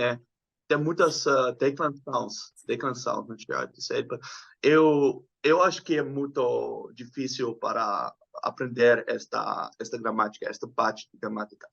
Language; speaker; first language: Portuguese; non-native, learner; Dutch